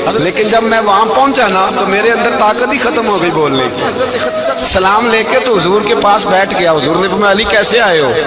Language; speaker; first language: Urdu; native; Urdu